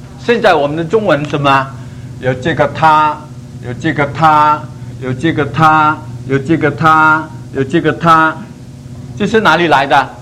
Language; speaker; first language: Chinese; non-native, local second language; Cantonese